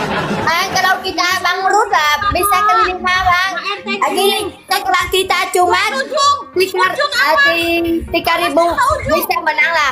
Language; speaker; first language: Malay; non-native, learner; Vietnamese